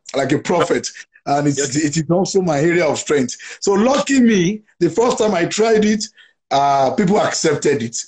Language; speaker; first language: English; non-native, local second language; Yoruba